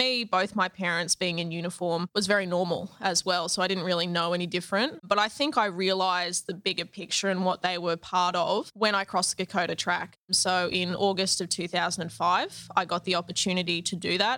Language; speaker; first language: English; native; English